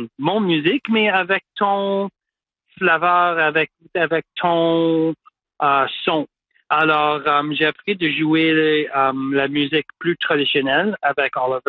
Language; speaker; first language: French; non-native, local second language; English